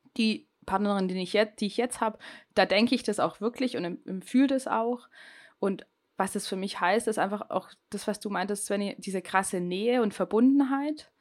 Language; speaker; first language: German; native; German